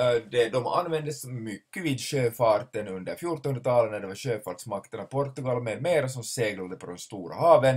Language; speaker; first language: Swedish; native; Swedish